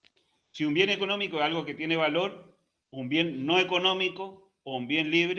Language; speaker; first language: Spanish; native; Spanish